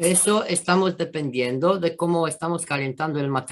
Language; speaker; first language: Spanish; non-native, fluent; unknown